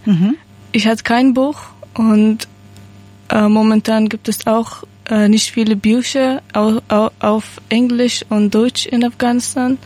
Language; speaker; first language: German; non-native, learner; Persian